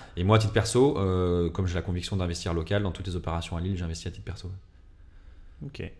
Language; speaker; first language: French; native; French